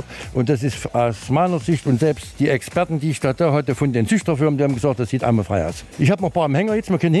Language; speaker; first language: German; native; German